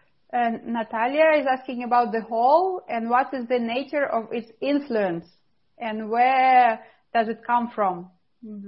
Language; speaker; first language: English; non-native, fluent; Russian